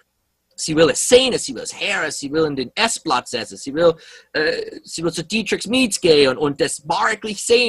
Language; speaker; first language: German; early bilingual, heritage; English